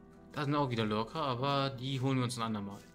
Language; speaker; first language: German; native; German